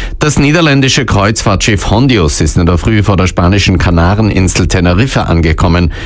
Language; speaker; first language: German; native; German